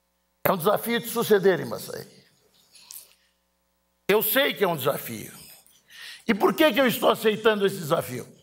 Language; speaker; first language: Portuguese; native; Portuguese